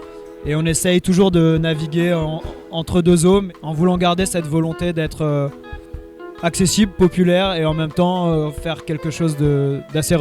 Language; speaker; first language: French; native; French